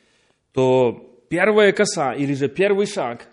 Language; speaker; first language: Polish; non-native, learner; Russian